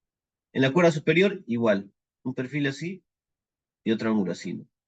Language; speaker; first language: Spanish; native; Spanish